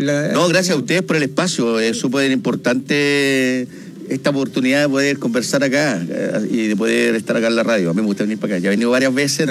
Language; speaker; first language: Spanish; native; Spanish